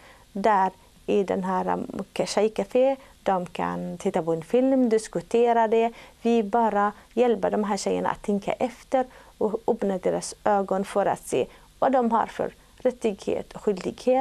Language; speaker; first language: Swedish; non-native, fluent; Arabic